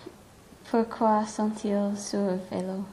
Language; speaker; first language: French; non-native, learner; English